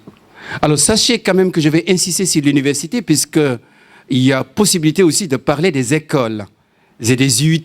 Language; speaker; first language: French; non-native, local second language; Wolof